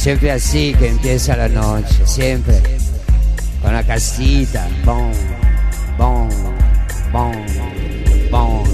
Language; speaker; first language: Spanish; non-native, learner; Italian